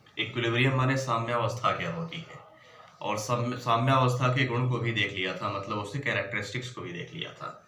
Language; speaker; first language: Hindi; native; Hindi